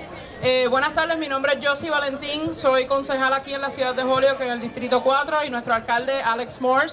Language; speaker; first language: Spanish; native; Spanish